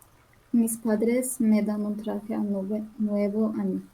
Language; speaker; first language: Spanish; non-native, learner; English